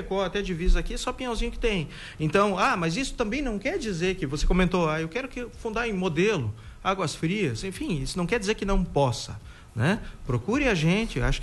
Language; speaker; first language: Portuguese; native; Portuguese